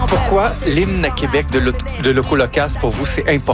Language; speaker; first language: French; native; French